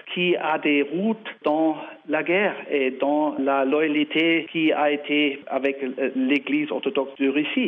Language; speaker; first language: French; non-native, learner; German